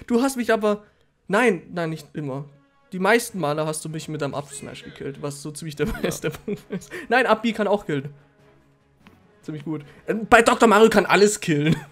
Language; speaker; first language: German; native; German